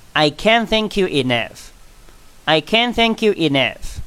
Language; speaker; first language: English; non-native, fluent; Chinese